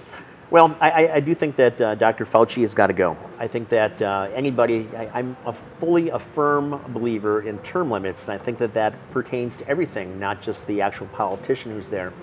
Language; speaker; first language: English; native; English